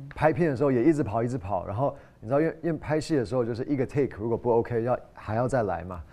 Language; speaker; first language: Chinese; non-native, fluent; English